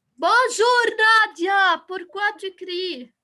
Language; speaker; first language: French; non-native, fluent; Arabic